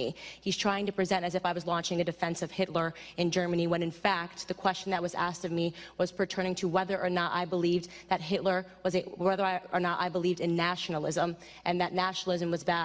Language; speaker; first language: English; native; English